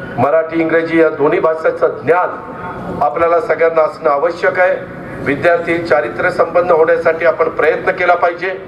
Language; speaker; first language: Marathi; native; Marathi